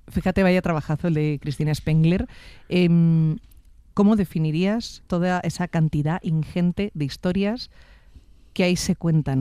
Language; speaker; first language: Spanish; native; Spanish